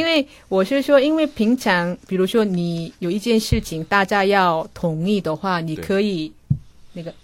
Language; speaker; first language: Chinese; non-native, fluent; Korean